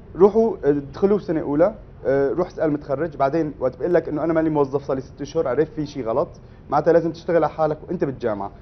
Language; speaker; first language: Arabic; native; Arabic